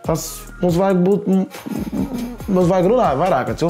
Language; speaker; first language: Latvian; non-native, learner; Portuguese